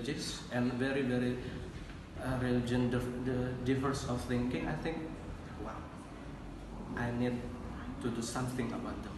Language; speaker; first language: English; non-native, learner; Indonesian